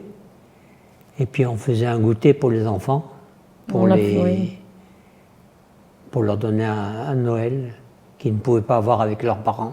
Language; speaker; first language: French; native; French